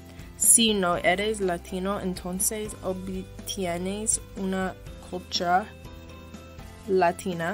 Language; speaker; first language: Spanish; non-native, learner; English